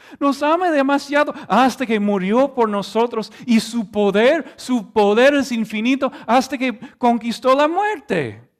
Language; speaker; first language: Spanish; non-native, fluent; English